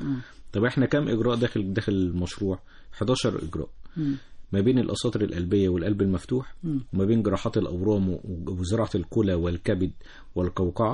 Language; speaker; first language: Arabic; native; Arabic